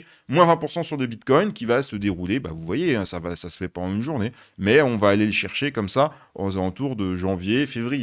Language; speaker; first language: French; native; French